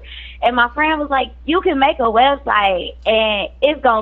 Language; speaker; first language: English; native; English